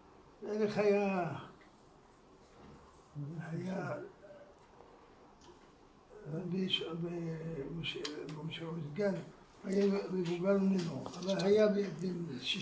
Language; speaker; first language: Hebrew; non-native, fluent; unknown